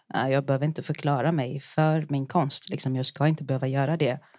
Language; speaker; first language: Swedish; early bilingual, other home language; Yoruba